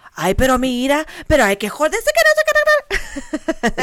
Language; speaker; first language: Spanish; early bilingual, other home language; English